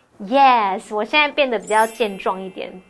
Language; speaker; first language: Chinese; native; Chinese